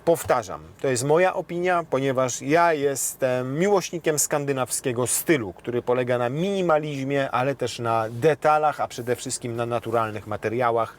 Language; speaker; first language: Polish; native; Polish